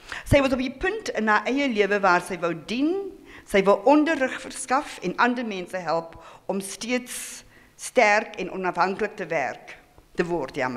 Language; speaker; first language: Afrikaans; early bilingual, heritage; Afrikaans